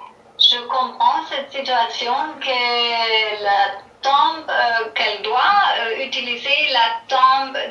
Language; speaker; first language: French; non-native, learner; German